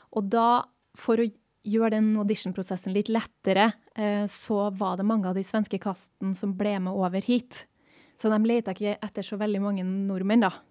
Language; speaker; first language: Norwegian; native; Norwegian